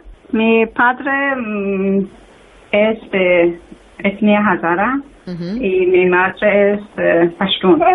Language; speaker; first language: Spanish; non-native, learner; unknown